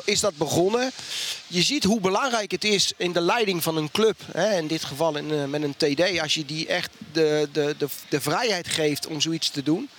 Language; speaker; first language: Dutch; native; Dutch